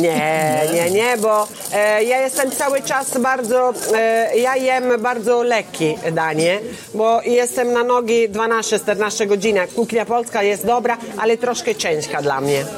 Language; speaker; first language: Polish; non-native, learner; Italian